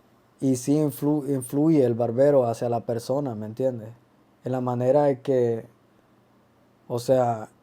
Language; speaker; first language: Spanish; early bilingual, other home language; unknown